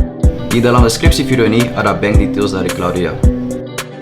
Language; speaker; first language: Indonesian; non-native, fluent; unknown